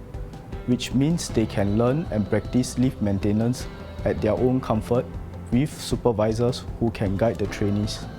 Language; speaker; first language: English; non-native, local second language; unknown